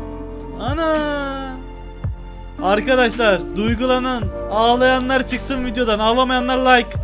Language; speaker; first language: Turkish; native; Turkish